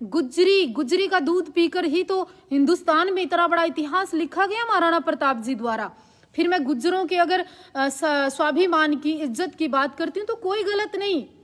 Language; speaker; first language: Hindi; native; Hindi